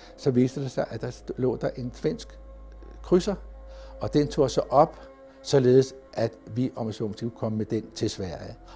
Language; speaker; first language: Danish; native; Danish